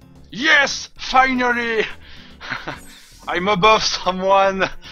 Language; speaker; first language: English; non-native, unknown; French